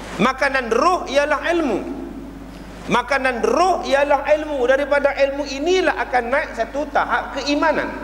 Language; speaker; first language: Malay; native; Malay